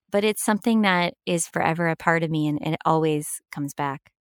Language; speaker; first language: English; native; English